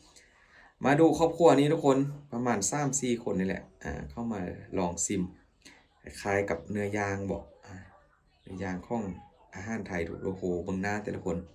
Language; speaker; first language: Thai; non-native, local second language; Northeastern Thai